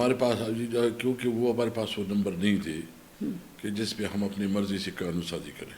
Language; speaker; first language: Urdu; non-native, local second language; Pashto